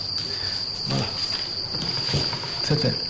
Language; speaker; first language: French; non-native, learner; Japanese